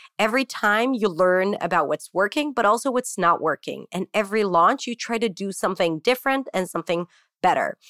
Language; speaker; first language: English; non-native, fluent; Hebrew